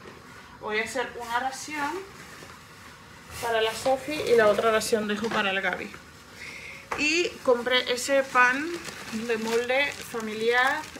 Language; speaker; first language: Spanish; non-native, fluent; Georgian